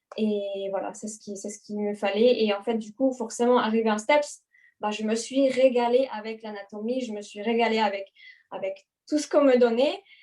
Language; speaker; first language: French; non-native, fluent; Hungarian